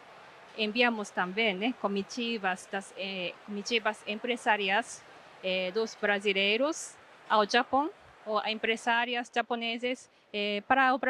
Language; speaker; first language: Portuguese; non-native, fluent; Japanese